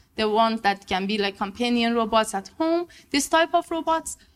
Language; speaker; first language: English; non-native, fluent; Persian